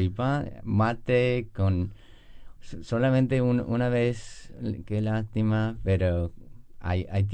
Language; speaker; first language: Spanish; non-native, fluent; English